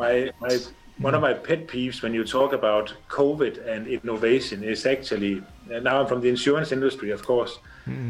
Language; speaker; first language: English; non-native, fluent; Danish